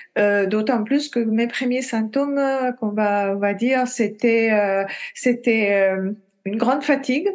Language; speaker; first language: French; non-native, fluent; Italian